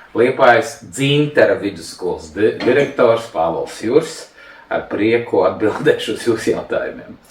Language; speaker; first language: Latvian; non-native, local second language; Russian